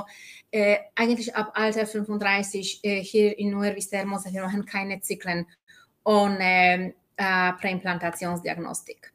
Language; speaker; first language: German; non-native, fluent; Polish